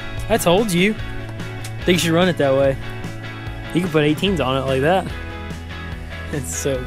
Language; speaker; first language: English; native; English